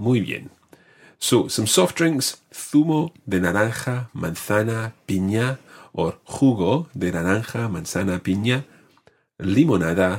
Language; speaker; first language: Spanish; non-native, fluent; English